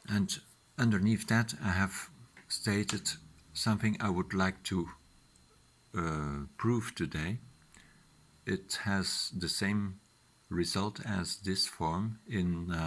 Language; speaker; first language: English; non-native, fluent; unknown